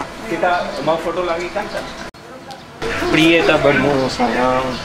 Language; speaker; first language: Indonesian; non-native, learner; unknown